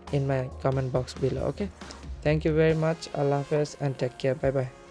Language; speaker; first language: English; non-native, local second language; Bangla